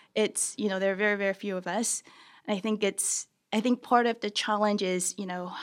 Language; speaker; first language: English; early bilingual, other home language; Chinese